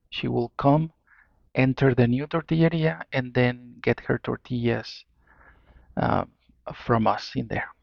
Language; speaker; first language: English; non-native, fluent; Spanish